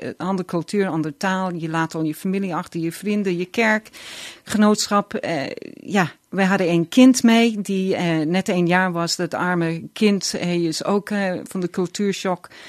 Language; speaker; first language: Dutch; non-native, fluent; English